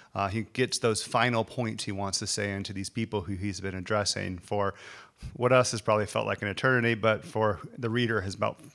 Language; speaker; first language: English; native; English